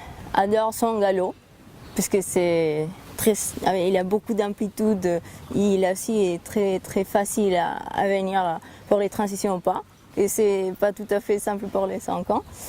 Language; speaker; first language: French; non-native, fluent; Spanish